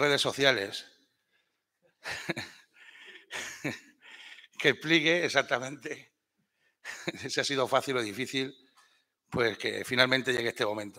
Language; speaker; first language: Spanish; native; Spanish